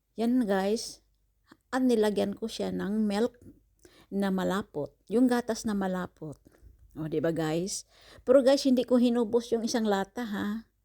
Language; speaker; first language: Filipino; non-native, local second language; Cebuano